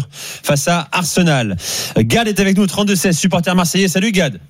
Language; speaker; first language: French; native; French